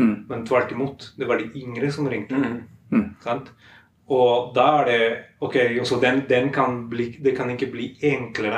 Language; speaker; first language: Norwegian; non-native, fluent; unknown